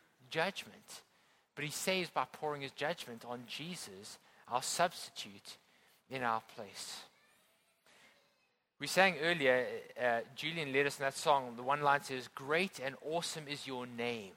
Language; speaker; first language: English; native; English